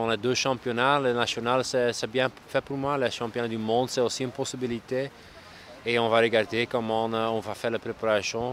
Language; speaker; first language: French; non-native, local second language; Dutch